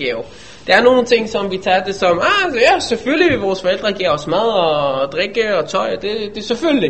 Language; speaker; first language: Danish; non-native, fluent; Hebrew